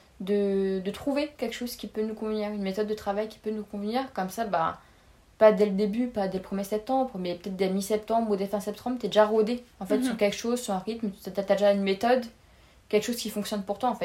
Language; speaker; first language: French; native; French